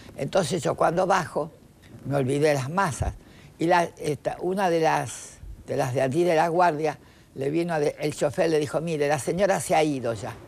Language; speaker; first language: Spanish; native; Spanish